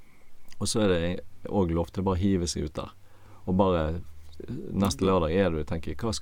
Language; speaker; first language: Norwegian; native; Norwegian